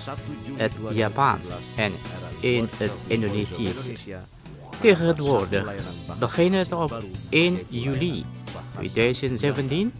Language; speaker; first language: Dutch; non-native, learner; Indonesian